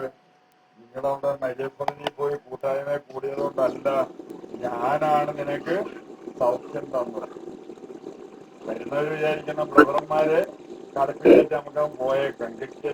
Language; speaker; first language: Malayalam; native; Malayalam